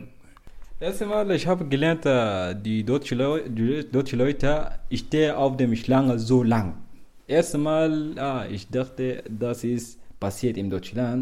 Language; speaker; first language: German; non-native, learner; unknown